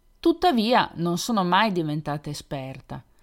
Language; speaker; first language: Italian; native; Italian